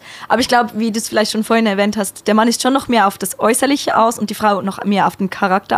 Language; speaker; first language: German; native; German